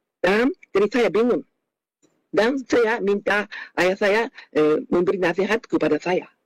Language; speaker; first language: Indonesian; non-native, fluent; Japanese